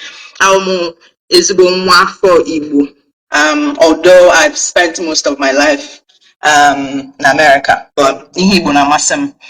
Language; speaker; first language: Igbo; early bilingual, heritage; Igbo